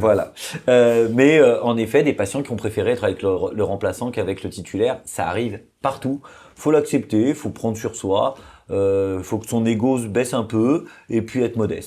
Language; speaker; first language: French; native; French